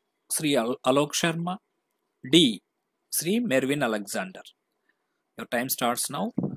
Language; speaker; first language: English; non-native, local second language; Telugu